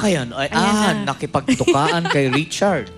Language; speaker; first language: Filipino; native; Filipino